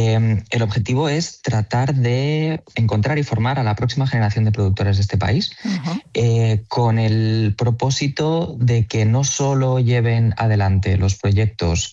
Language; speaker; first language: Spanish; native; Spanish